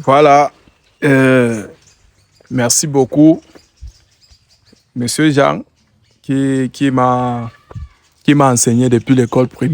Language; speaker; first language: French; native; French